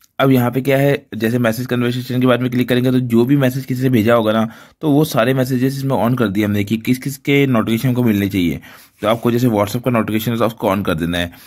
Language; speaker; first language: Hindi; native; Hindi